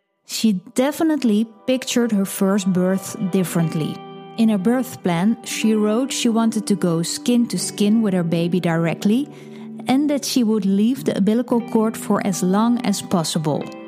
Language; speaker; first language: English; non-native, fluent; Dutch